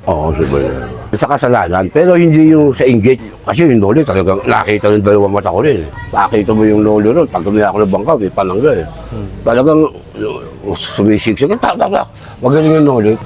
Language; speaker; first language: Filipino; native; Filipino